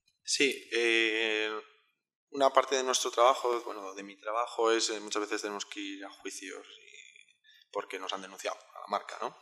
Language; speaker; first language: Spanish; native; Spanish